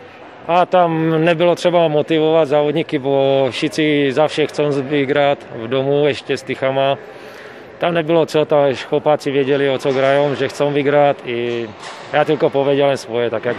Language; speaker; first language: Polish; non-native, learner; Czech